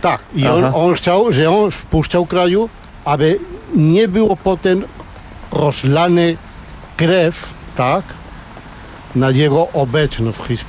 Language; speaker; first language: Polish; non-native, learner; Spanish